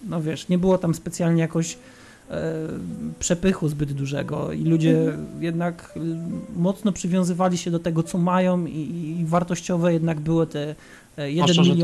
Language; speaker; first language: Polish; native; Polish